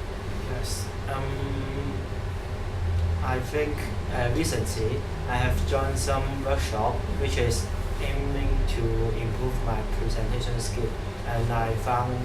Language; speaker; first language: English; non-native, learner; Cantonese